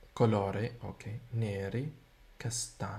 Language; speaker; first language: Italian; non-native, learner; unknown